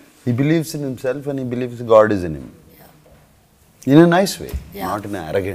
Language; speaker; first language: Telugu; native; Telugu